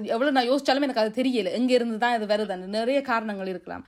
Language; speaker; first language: Tamil; early bilingual, heritage; Tamil